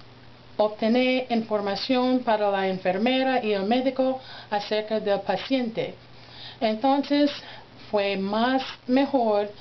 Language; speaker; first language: Spanish; non-native, learner; English